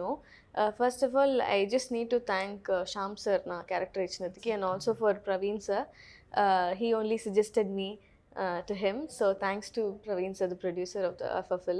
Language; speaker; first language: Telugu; non-native, learner; Tamil